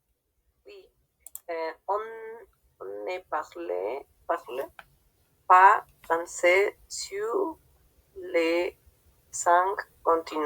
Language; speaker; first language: French; non-native, learner; Spanish